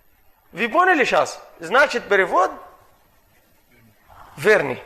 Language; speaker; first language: Russian; non-native, fluent; Arabic